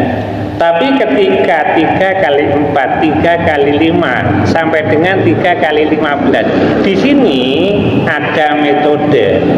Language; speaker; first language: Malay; non-native, local second language; Javanese